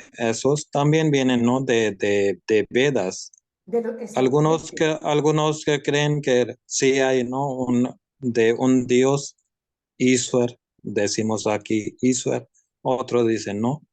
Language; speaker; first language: Spanish; non-native, learner; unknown